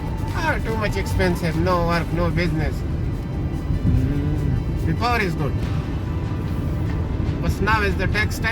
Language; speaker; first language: English; non-native, learner; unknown